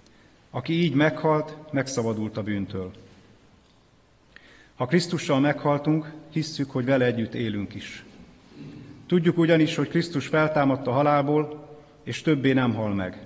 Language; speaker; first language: Hungarian; native; Hungarian